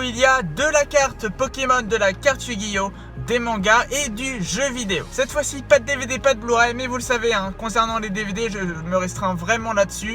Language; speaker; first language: French; native; French